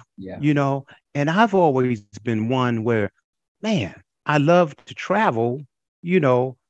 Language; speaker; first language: English; native; English